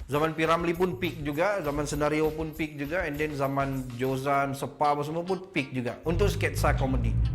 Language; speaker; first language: Malay; native; Malay